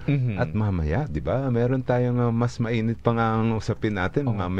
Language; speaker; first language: Filipino; native; Filipino